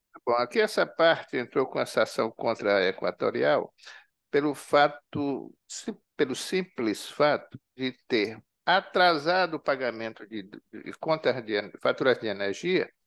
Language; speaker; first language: Portuguese; native; Portuguese